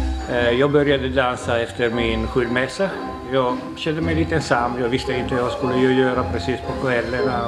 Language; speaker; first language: Swedish; non-native, fluent; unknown